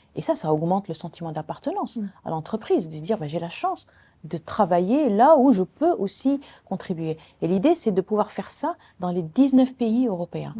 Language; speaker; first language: French; non-native, local second language; Arabic